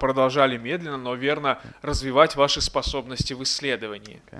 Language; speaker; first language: Russian; native; Russian